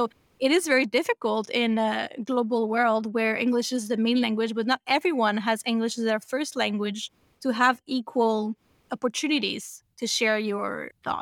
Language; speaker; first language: English; non-native, fluent; French